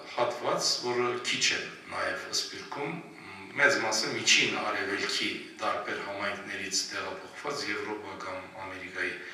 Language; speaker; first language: Armenian; early bilingual, heritage; Armenian